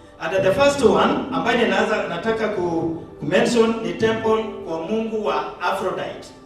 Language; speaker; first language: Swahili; non-native, local second language; Luo (Kenya and Tanzania)